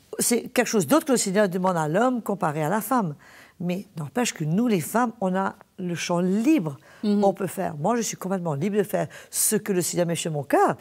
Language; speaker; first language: French; native; French